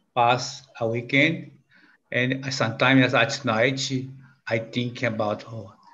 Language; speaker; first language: English; non-native, learner; Portuguese